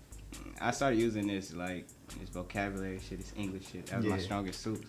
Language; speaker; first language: English; native; English